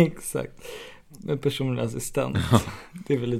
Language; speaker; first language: Swedish; native; Swedish